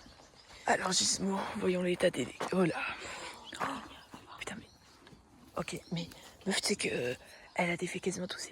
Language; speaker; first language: French; native; French